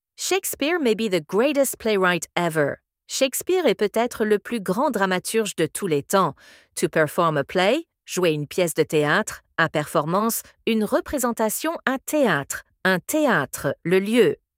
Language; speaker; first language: French; native; French